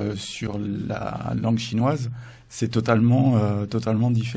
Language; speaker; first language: French; native; French